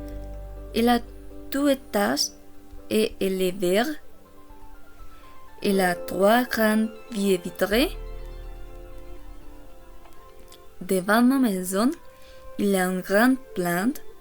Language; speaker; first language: French; non-native, learner; Korean